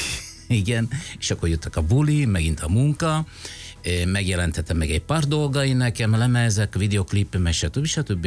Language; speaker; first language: Hungarian; non-native, fluent; Italian